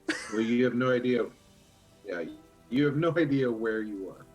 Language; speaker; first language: English; native; English